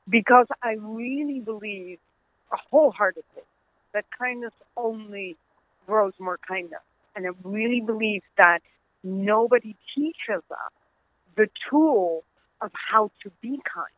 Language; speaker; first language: English; non-native, fluent; Dutch